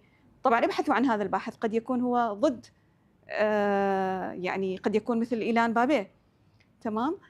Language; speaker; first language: Arabic; native; Arabic